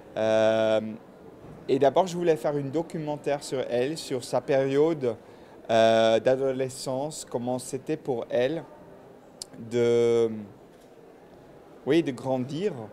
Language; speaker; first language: French; non-native, local second language; Dutch